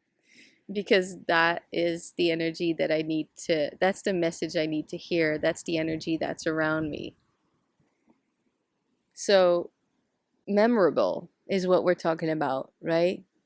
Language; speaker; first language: English; non-native, fluent; Dutch